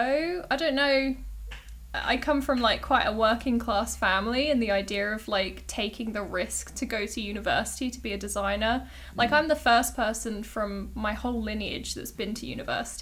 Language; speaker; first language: English; native; English